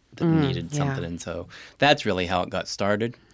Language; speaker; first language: English; native; English